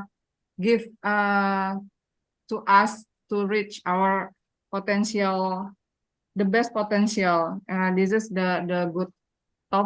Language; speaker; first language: English; non-native, learner; Indonesian